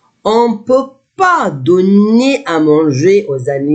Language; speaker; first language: French; non-native, fluent; Arabic